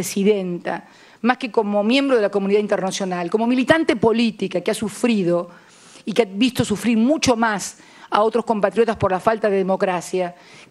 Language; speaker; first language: Spanish; native; Spanish